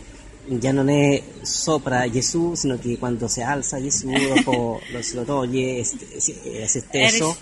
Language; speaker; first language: Italian; non-native, fluent; Spanish